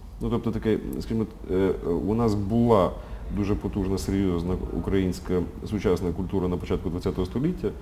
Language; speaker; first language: Ukrainian; native; Ukrainian